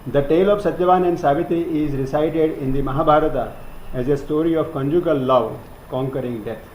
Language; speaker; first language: English; non-native, local second language; Gujarati